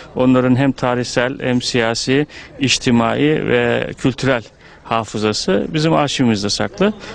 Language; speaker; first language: Turkish; native; Turkish